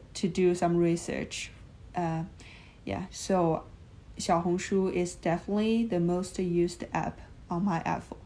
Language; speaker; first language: English; non-native, fluent; Chinese